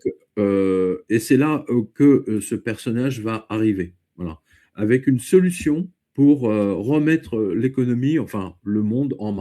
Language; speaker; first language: French; native; French